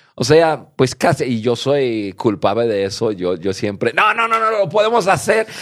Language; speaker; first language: Spanish; early bilingual, heritage; English